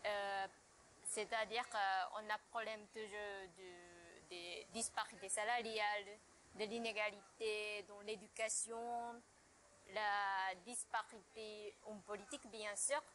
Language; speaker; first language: French; non-native, fluent; Japanese